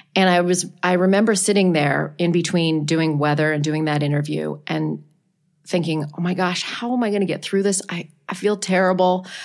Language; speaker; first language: English; native; English